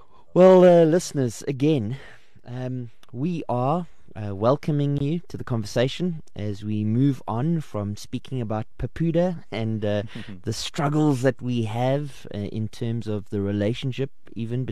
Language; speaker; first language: English; native; English